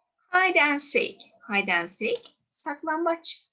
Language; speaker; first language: English; non-native, fluent; Turkish